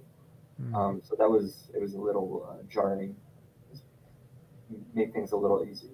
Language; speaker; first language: English; non-native, fluent; Italian